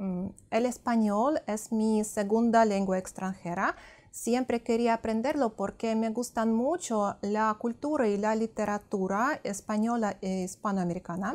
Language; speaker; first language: Spanish; non-native, fluent; Russian